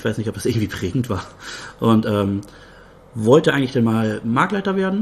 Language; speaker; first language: German; native; German